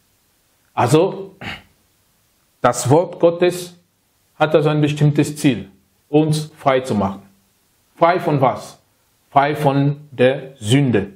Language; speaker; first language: German; non-native, fluent; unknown